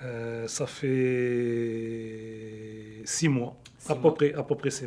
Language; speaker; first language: French; non-native, local second language; Arabic